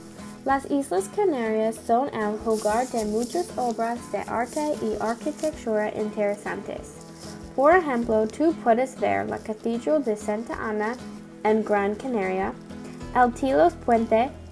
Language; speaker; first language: Spanish; non-native, learner; English